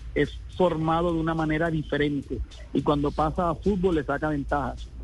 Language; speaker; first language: Spanish; native; Spanish